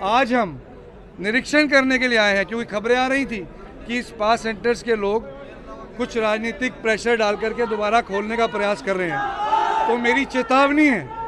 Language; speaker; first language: Hindi; native; Hindi